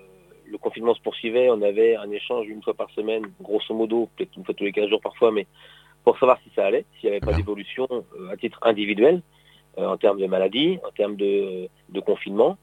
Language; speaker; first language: French; native; French